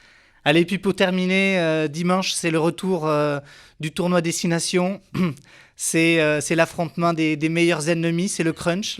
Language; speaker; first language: French; native; French